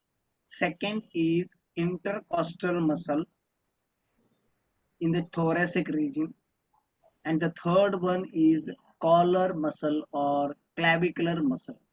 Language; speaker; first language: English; non-native, local second language; Hindi